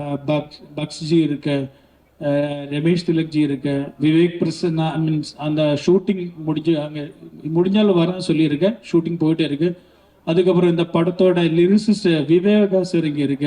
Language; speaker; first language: Tamil; non-native, learner; Malayalam